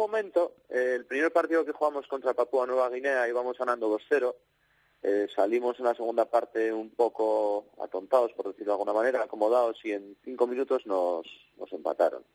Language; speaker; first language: Spanish; native; Spanish